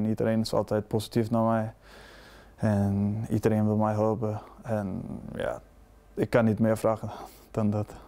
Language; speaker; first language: Dutch; non-native, fluent; Danish